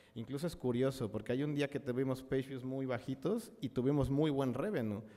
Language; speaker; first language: Spanish; native; Spanish